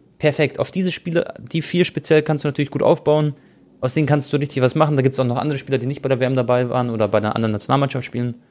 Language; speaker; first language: German; native; German